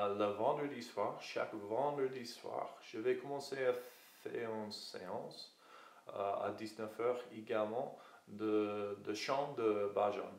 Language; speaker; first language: French; non-native, fluent; English